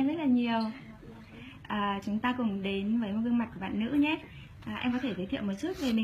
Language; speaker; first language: Vietnamese; native; Vietnamese